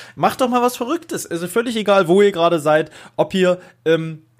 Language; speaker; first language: German; native; German